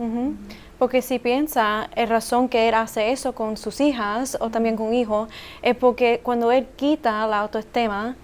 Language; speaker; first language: Spanish; early bilingual, heritage; Spanish